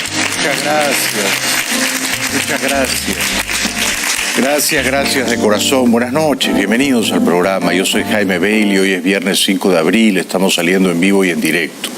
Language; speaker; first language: Spanish; native; Spanish